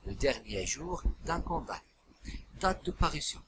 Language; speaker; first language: French; non-native, local second language; Arabic